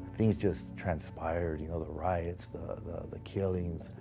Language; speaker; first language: English; native; English